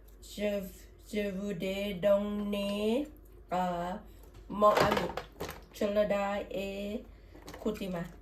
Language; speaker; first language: French; non-native, learner; Thai